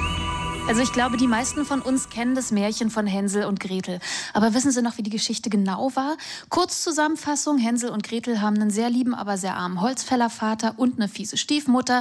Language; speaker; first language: German; native; German